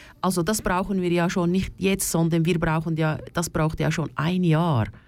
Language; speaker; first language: German; non-native, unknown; Turkish